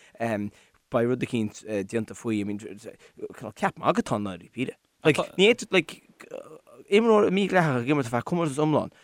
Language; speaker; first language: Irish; non-native, local second language; English